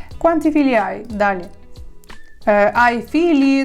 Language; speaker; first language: Italian; non-native, fluent; Ukrainian